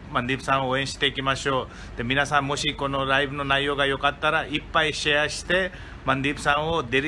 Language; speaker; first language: Japanese; non-native, fluent; Hindi